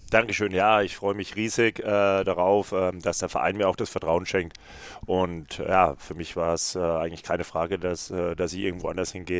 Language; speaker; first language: German; native; German